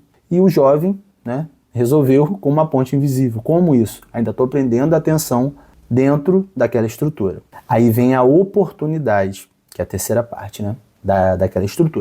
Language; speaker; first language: Portuguese; native; Portuguese